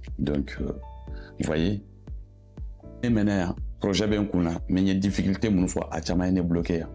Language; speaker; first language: French; non-native, local second language; Bambara